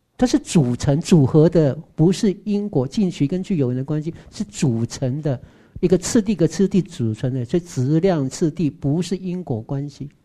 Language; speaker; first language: Chinese; native; Chinese